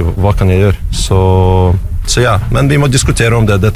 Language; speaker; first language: Norwegian; non-native, learner; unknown